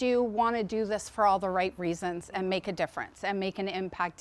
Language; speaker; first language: English; native; English